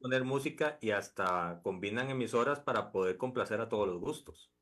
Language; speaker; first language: Spanish; native; Spanish